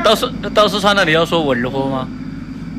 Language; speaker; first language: Chinese; native; Chinese